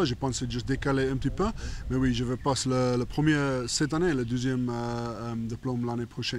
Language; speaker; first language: French; non-native, learner; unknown